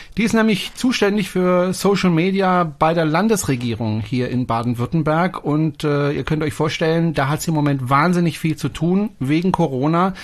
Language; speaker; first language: German; non-native, fluent; French